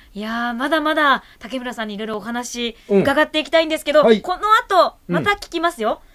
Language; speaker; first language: Japanese; native; Japanese